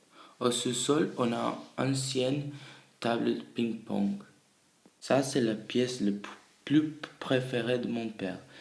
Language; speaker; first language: French; early bilingual, other home language; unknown